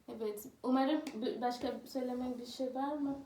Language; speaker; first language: Turkish; non-native, learner; Swahili